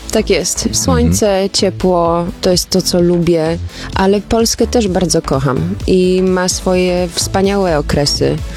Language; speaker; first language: Polish; early bilingual, heritage; Polish